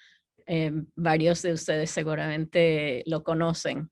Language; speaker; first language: Spanish; non-native, fluent; English